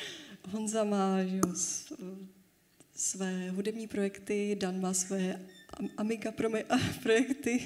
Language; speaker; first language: Czech; native; Czech